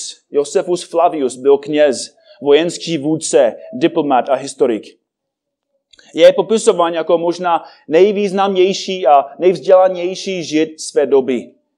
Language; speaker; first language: Czech; non-native, fluent; English